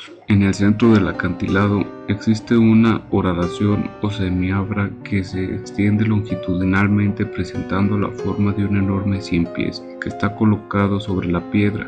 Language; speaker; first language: Spanish; native; Spanish